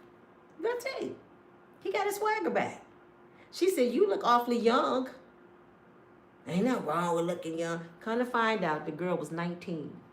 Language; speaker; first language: English; native; English